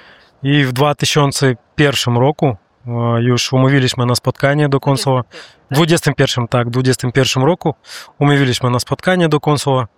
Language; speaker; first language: Polish; non-native, learner; Russian